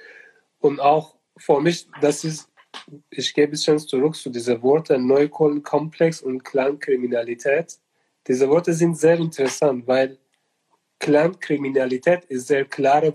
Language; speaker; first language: German; non-native, learner; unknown